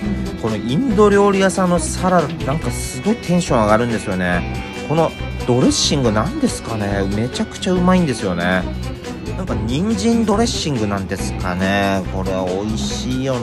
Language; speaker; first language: Japanese; native; Japanese